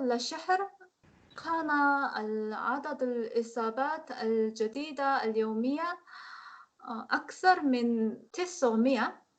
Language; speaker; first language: Arabic; non-native, learner; Korean